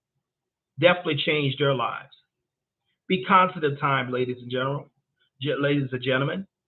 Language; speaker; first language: English; native; English